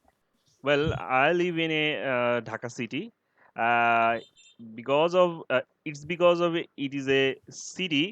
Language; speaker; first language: English; non-native, learner; Bangla